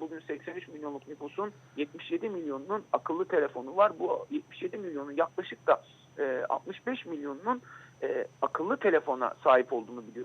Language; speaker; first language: Turkish; native; Turkish